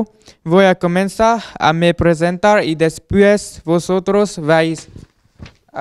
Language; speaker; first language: Spanish; non-native, learner; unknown